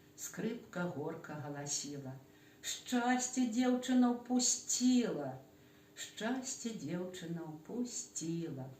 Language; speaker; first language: Belarusian; native; Belarusian